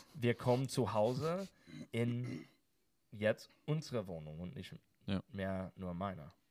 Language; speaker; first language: German; non-native, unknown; English